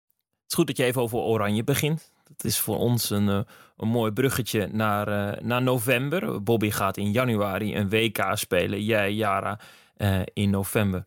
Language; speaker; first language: Dutch; native; Dutch